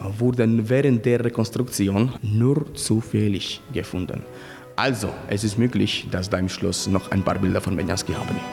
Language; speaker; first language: German; non-native, fluent; Slovak